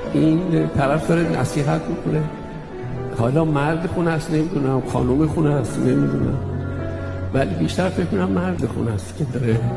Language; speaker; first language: Persian; native; Persian